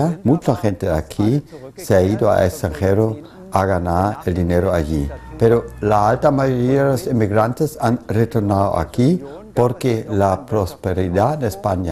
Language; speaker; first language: Spanish; non-native, fluent; German